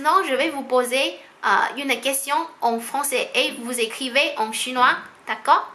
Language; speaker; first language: French; non-native, fluent; Chinese